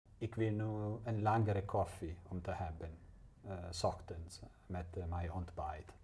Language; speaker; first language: Dutch; non-native, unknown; Italian